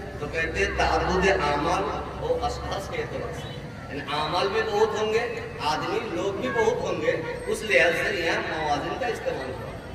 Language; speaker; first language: Urdu; native; Urdu